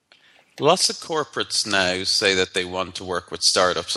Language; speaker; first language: English; native; English